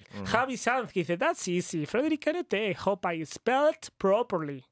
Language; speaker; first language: English; non-native, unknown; Spanish